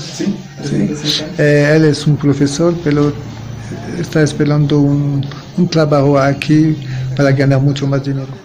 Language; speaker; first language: Spanish; non-native, learner; French